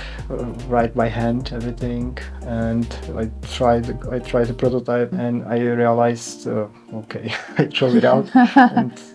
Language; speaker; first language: English; non-native, learner; Czech